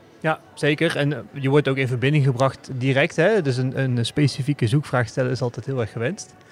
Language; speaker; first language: Dutch; native; Dutch